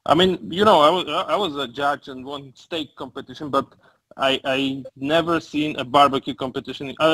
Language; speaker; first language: English; non-native, fluent; Polish